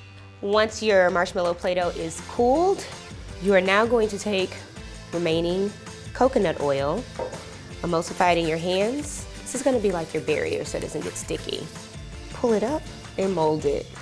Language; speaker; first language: English; native; English